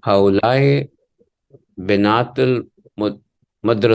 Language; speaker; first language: Arabic; non-native, learner; Urdu